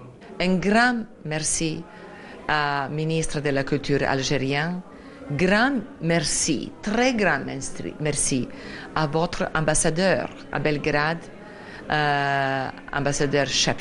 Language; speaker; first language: French; non-native, fluent; Serbian